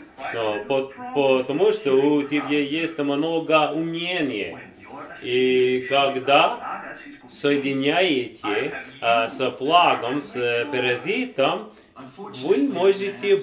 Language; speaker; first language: Russian; non-native, learner; English